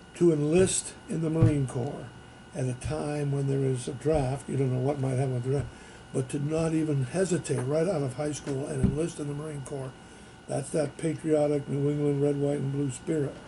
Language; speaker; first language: English; native; English